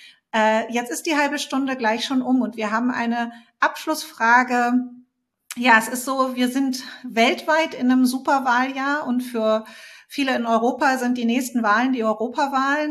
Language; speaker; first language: German; native; German